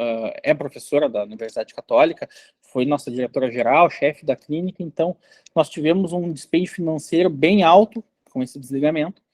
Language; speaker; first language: Portuguese; native; Portuguese